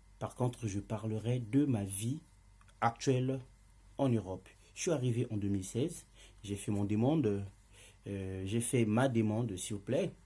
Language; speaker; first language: French; non-native, local second language; Lingala